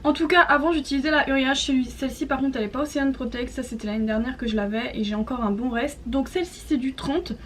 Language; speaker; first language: French; native; French